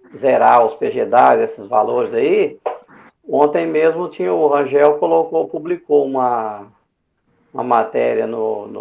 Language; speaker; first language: Portuguese; native; Portuguese